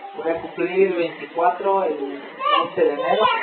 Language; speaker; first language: Spanish; native; Spanish